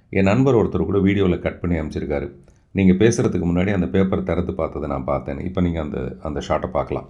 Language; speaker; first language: Tamil; non-native, local second language; Telugu